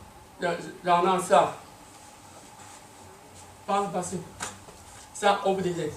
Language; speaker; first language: French; non-native, learner; Chinese